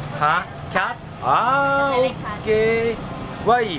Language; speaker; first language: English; non-native, learner; Japanese